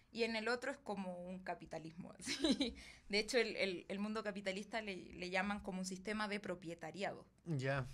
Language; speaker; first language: Spanish; native; Spanish